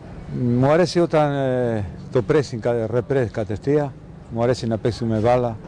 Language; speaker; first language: Greek; non-native, learner; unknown